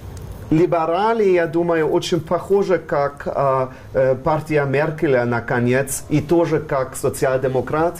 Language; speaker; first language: Russian; non-native, fluent; German